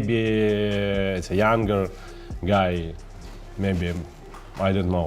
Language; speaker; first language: English; non-native, learner; Russian